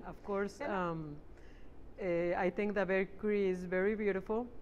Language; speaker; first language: English; non-native, fluent; Spanish